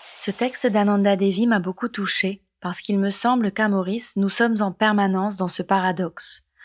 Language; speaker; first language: French; non-native, local second language; Morisyen